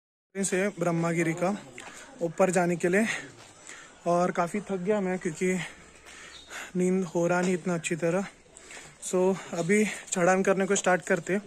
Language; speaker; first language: Hindi; native; Hindi